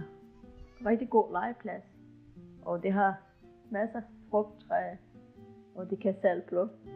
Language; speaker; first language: Danish; non-native, learner; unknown